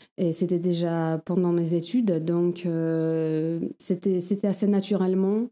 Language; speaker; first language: French; non-native, fluent; Polish